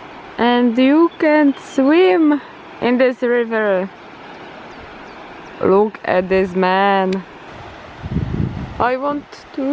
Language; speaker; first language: English; non-native, learner; Czech